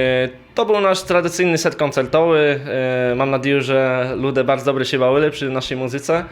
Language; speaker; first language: Polish; non-native, local second language; Rusyn